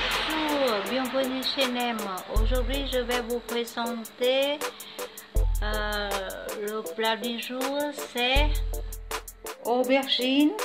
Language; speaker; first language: French; non-native, fluent; Vietnamese